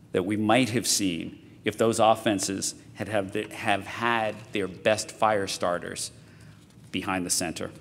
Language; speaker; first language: English; native; English